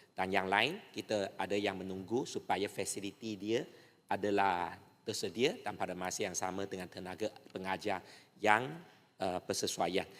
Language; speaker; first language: Malay; native; Malay